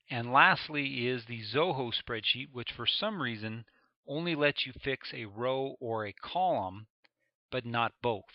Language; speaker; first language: English; native; English